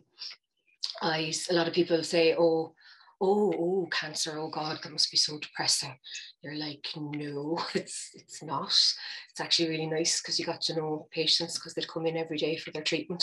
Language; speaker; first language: English; native; English